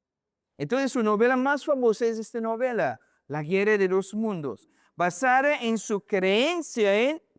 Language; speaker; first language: Spanish; non-native, learner; English